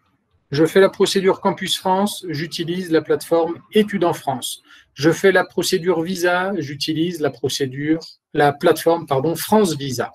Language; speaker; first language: French; native; French